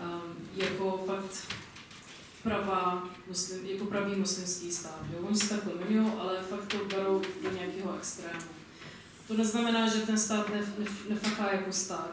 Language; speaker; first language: Czech; non-native, fluent; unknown